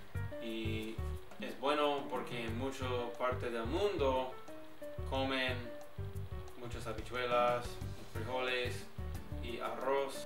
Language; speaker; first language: Spanish; early bilingual, heritage; English